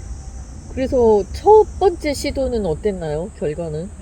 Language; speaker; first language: Korean; native; Korean